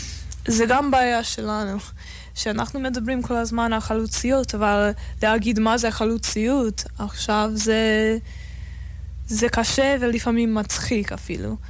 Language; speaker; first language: Hebrew; non-native, fluent; English